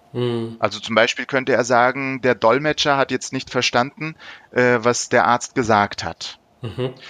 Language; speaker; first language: German; early bilingual, other home language; Turkish